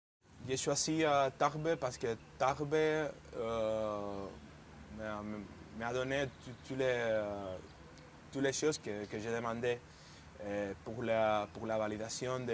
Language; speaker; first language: French; non-native, fluent; Spanish